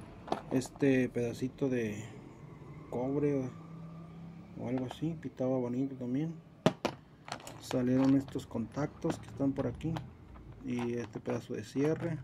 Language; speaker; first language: Spanish; native; Spanish